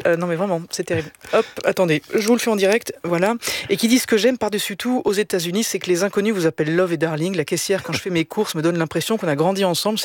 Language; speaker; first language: French; native; French